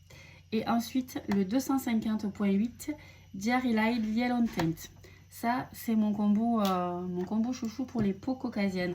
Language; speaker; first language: French; native; French